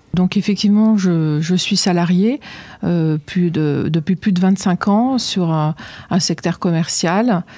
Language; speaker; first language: French; native; French